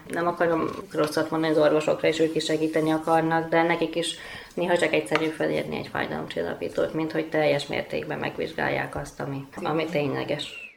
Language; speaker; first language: Hungarian; native; Hungarian